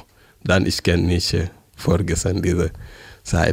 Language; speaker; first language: German; non-native, learner; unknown